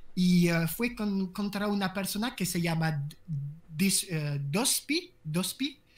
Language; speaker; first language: Spanish; non-native, learner; French